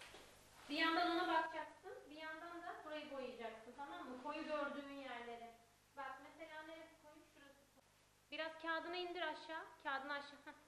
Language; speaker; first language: Turkish; native; Turkish